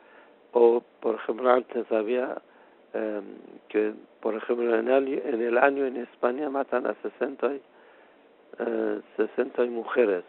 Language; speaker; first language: Spanish; non-native, fluent; Persian